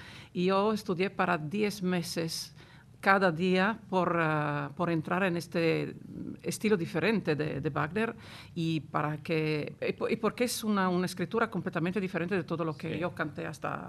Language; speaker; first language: Spanish; non-native, fluent; Italian